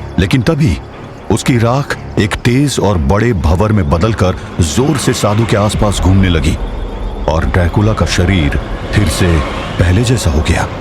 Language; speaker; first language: Hindi; native; Hindi